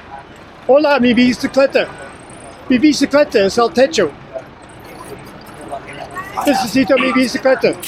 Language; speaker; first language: Spanish; non-native, learner; English